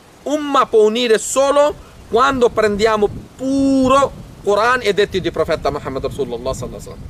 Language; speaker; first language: Italian; non-native, fluent; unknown